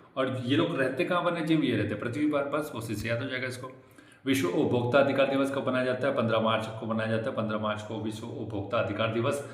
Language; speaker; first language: Hindi; native; Hindi